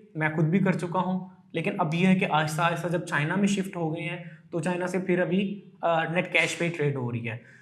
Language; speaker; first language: Urdu; non-native, local second language; Punjabi